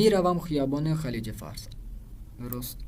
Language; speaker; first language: Persian; non-native, fluent; Urdu